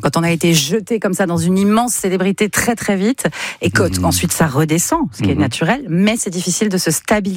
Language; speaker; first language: French; native; French